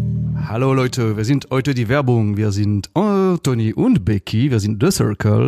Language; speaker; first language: German; non-native, fluent; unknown